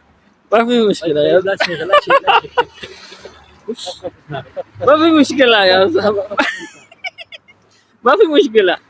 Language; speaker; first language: Arabic; non-native, learner; Urdu